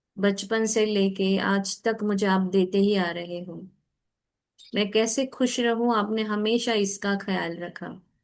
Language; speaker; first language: Hindi; native; Hindi